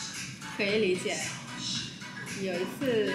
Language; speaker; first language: Chinese; non-native, fluent; Vietnamese